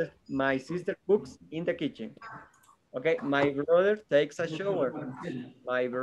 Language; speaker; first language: English; non-native, learner; Spanish